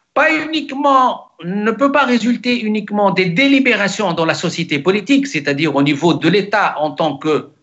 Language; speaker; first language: French; non-native, local second language; Arabic